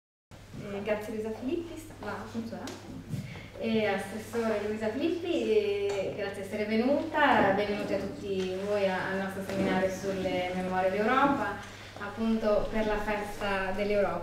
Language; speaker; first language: Italian; native; Italian